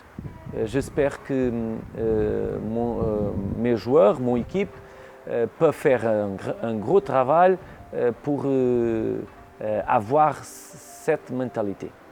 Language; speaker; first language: French; non-native, learner; Portuguese